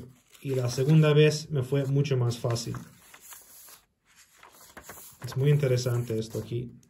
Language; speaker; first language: Spanish; early bilingual, heritage; Spanish